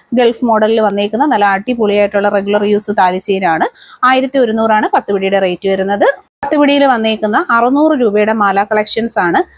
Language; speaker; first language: Malayalam; native; Malayalam